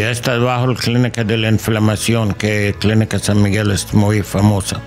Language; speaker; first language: Spanish; non-native, learner; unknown